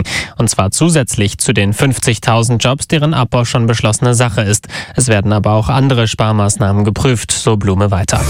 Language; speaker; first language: German; native; German